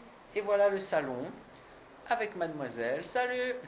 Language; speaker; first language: French; native; French